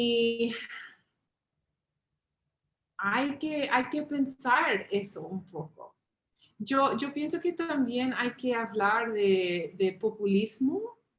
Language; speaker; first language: Spanish; early bilingual, heritage; English